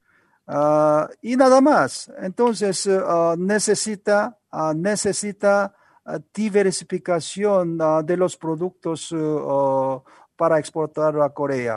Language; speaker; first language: Spanish; non-native, learner; Korean